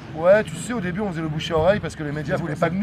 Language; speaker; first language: French; native; French